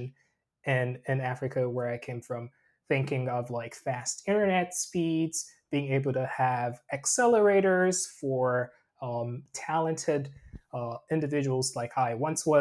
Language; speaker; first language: English; non-native, local second language; Krio